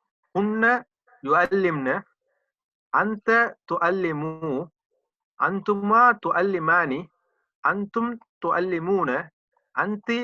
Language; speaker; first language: Arabic; non-native, learner; Tamil